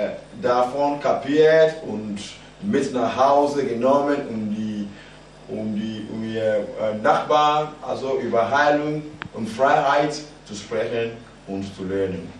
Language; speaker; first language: German; non-native, fluent; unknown